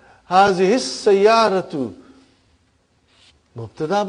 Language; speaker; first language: Arabic; non-native, fluent; Urdu